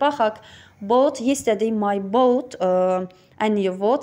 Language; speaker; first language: English; non-native, fluent; Azerbaijani